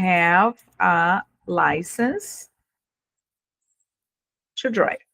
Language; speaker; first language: English; non-native, fluent; Portuguese